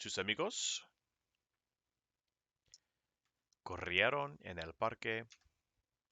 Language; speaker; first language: Spanish; non-native, fluent; English